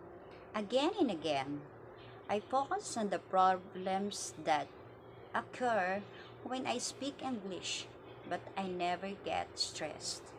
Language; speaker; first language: English; non-native, learner; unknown